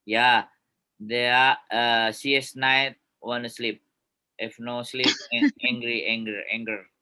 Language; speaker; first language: English; non-native, learner; Indonesian